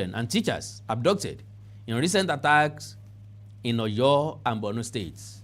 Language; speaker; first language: English; non-native, local second language; Yoruba